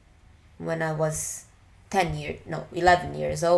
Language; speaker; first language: English; non-native, learner; Japanese